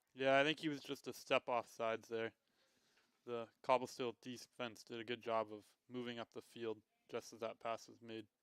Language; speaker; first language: English; native; English